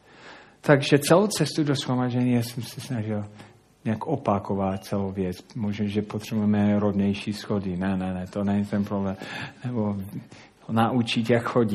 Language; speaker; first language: Czech; non-native, fluent; English